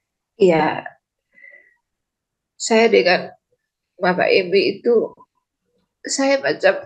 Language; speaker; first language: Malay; non-native, local second language; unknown